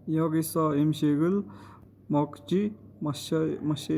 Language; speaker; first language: Korean; non-native, fluent; Mongolian